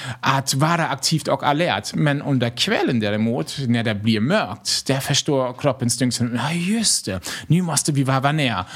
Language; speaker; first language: Swedish; non-native, fluent; German